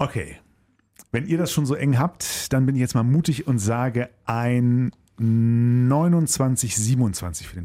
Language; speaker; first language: German; native; German